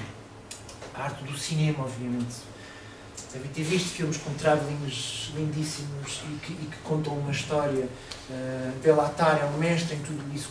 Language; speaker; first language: Portuguese; native; Portuguese